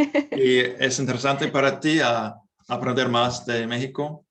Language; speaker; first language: Spanish; non-native, learner; English